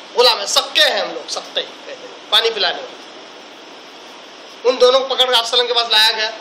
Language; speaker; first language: Urdu; native; Urdu